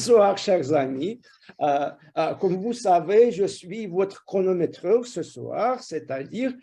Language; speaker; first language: French; non-native, fluent; Russian